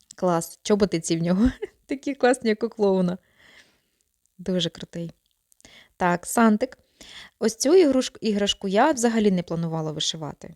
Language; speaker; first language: Ukrainian; non-native, local second language; Russian